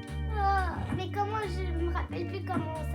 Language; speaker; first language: French; non-native, learner; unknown